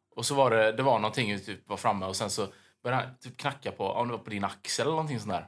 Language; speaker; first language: Swedish; native; Swedish